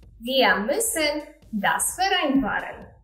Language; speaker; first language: German; non-native, fluent; Polish